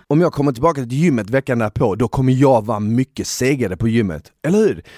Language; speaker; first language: Swedish; early bilingual, other home language; Bosnian